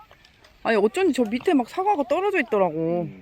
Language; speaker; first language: Korean; native; Korean